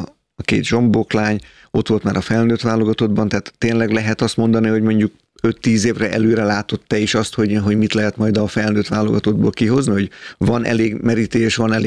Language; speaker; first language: Hungarian; native; Hungarian